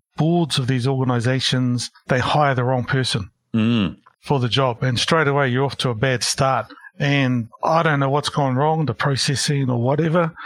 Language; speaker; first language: English; native; English